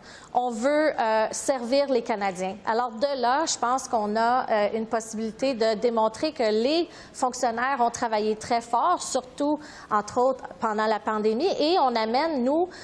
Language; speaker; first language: French; native; French